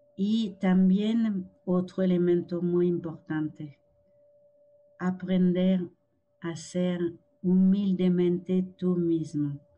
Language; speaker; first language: Spanish; non-native, fluent; French